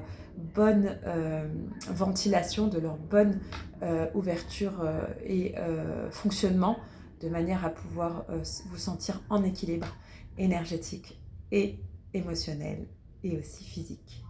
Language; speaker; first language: French; native; French